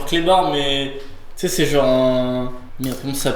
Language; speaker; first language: French; native; French